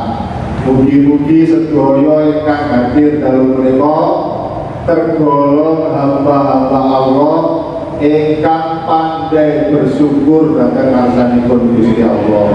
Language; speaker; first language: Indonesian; non-native, local second language; Javanese